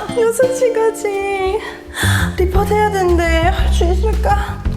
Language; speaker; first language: Korean; non-native, fluent; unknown